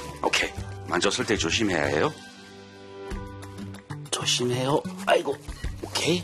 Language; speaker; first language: Korean; non-native, learner; English